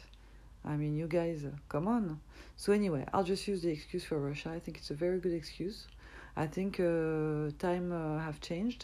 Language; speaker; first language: English; non-native, fluent; French